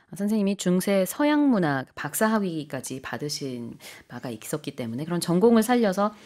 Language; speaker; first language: Korean; native; Korean